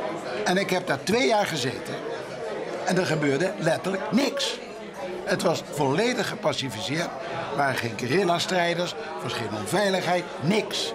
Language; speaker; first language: Dutch; native; Dutch